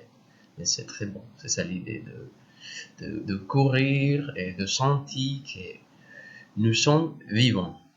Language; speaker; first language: French; non-native, learner; Spanish